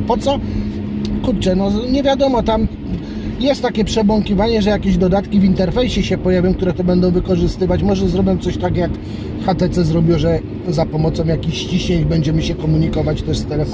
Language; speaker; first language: Polish; native; Polish